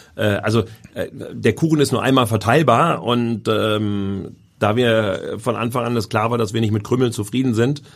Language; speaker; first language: German; native; German